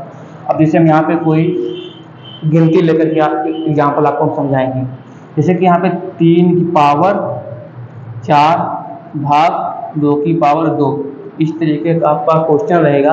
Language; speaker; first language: Hindi; native; Hindi